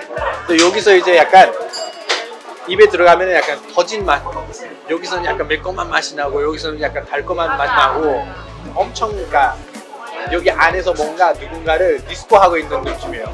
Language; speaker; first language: Korean; non-native, fluent; Nepali